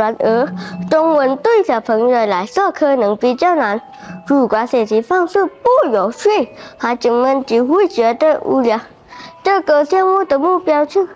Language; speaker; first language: Chinese; non-native, learner; Thai